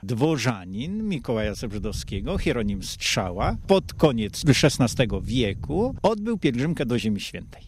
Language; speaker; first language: Polish; native; Polish